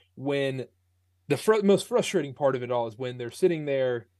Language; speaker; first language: English; native; English